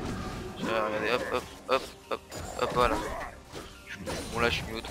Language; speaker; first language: French; native; French